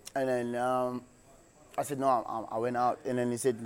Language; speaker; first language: English; non-native, local second language; Xhosa